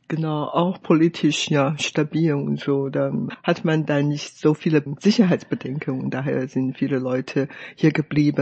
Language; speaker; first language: German; non-native, fluent; Chinese